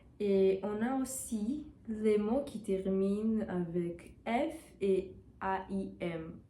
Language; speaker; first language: French; non-native, learner; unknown